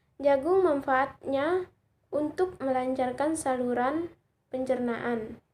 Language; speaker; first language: Indonesian; non-native, local second language; Iban